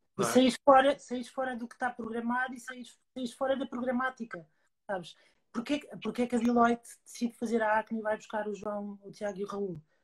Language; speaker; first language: Portuguese; native; Portuguese